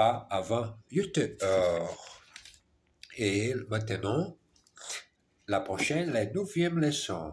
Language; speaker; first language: French; non-native, learner; Portuguese